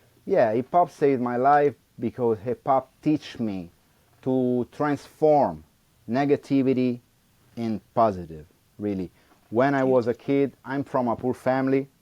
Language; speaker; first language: English; non-native, learner; Italian